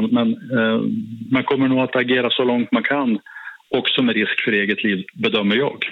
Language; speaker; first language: Swedish; native; Swedish